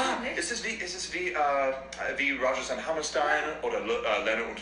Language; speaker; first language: German; non-native, learner; English